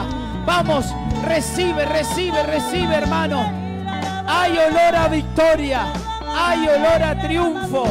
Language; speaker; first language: Spanish; native; Spanish